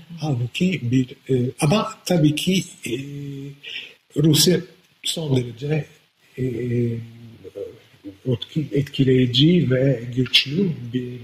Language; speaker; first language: Turkish; non-native, fluent; Italian